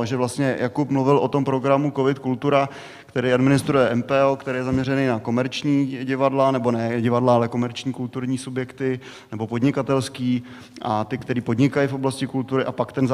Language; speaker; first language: Czech; native; Czech